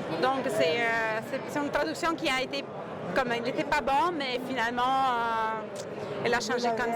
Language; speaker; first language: French; non-native, fluent; Italian